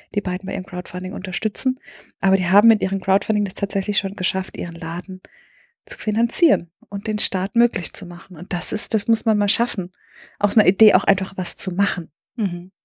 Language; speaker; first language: German; native; German